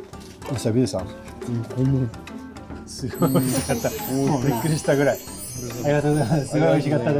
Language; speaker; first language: Japanese; non-native, fluent; French